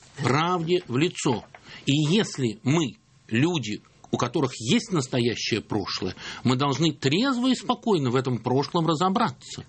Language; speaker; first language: Russian; native; Russian